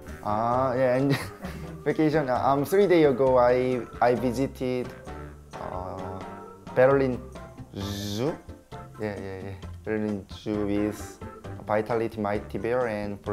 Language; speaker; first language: English; non-native, learner; Korean